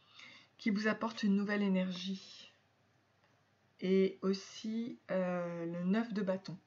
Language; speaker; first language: French; native; French